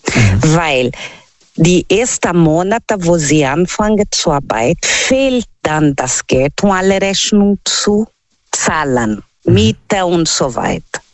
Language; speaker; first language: German; non-native, learner; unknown